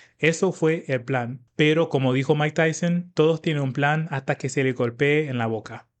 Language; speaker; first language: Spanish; non-native, fluent; English